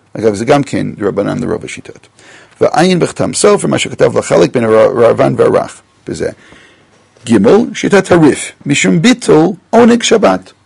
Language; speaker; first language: Hebrew; non-native, fluent; English